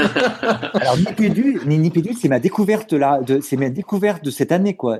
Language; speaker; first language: French; native; French